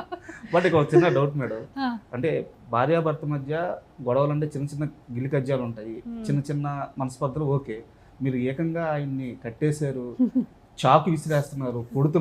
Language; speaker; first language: Telugu; native; Telugu